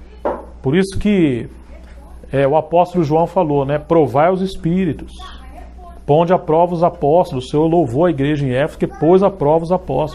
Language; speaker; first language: Portuguese; native; Portuguese